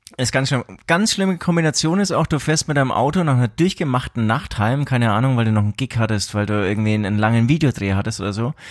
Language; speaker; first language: German; native; German